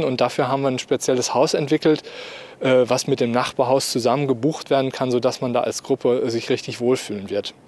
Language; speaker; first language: German; native; German